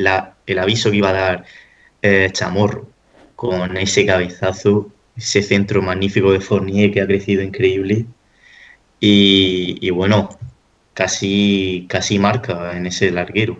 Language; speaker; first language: Spanish; native; Spanish